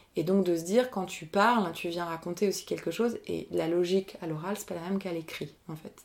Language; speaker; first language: French; native; French